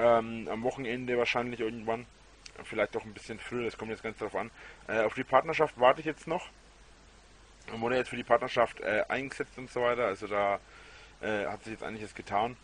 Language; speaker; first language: German; native; German